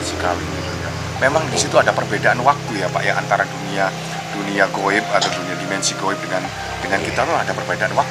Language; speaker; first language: Indonesian; native; Indonesian